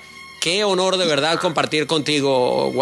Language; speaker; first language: Spanish; native; Spanish